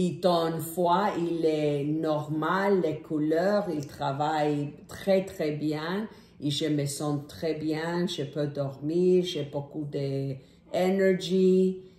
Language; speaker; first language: French; non-native, learner; English